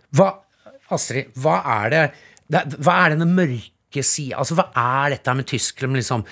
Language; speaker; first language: Norwegian; native; Norwegian